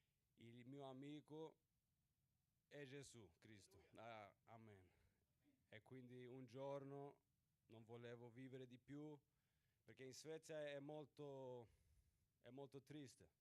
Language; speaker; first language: Italian; non-native, learner; Swedish